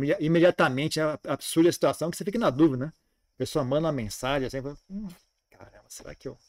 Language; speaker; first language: Portuguese; native; Portuguese